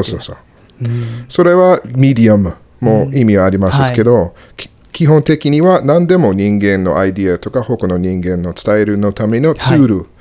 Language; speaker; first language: Japanese; non-native, learner; English